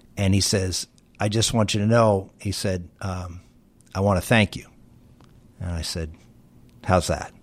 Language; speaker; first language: English; native; English